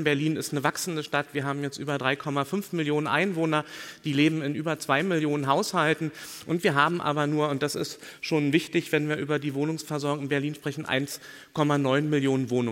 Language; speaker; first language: German; native; German